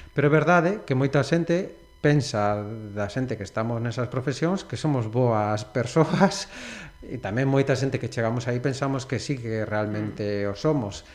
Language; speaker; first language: Galician; non-native, local second language; Spanish